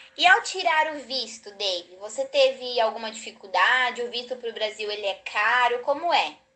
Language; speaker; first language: Portuguese; native; Portuguese